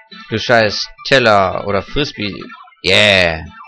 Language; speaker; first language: German; native; German